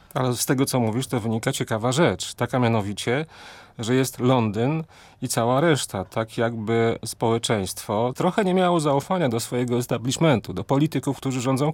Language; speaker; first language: Polish; native; Polish